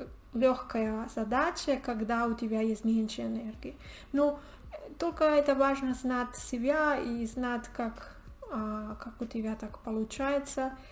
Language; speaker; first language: Russian; non-native, learner; Spanish